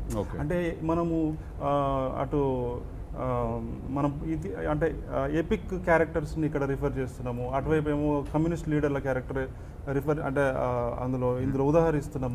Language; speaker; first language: Telugu; native; Telugu